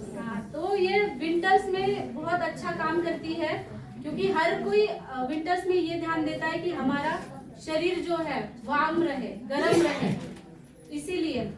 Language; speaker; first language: Hindi; non-native, local second language; Marathi